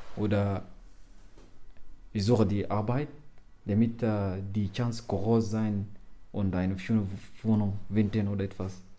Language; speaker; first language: German; non-native, learner; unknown